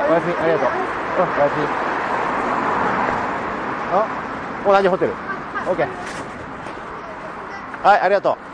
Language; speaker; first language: Japanese; native; Japanese